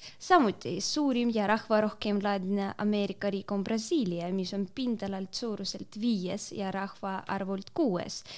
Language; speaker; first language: Estonian; non-native, local second language; Russian